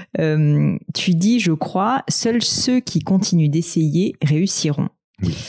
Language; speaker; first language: French; native; French